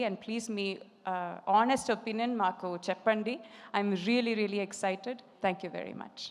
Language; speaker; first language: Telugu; non-native, local second language; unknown